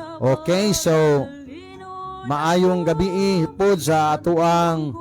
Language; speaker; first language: Cebuano; native; Cebuano